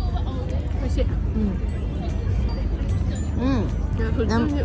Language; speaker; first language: Indonesian; non-native, fluent; Japanese